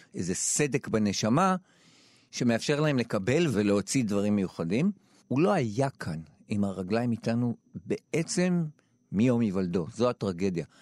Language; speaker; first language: Hebrew; native; Hebrew